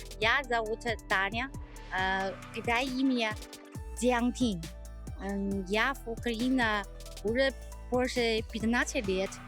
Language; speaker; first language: Russian; non-native, learner; Chinese